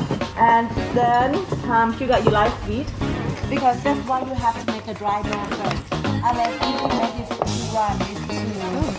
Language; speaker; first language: English; non-native, learner; Thai